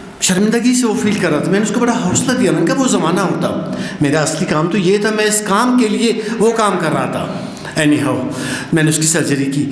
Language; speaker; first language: Urdu; non-native, local second language; Brahui